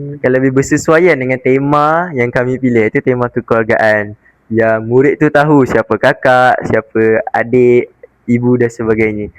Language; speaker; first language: Malay; native; Malay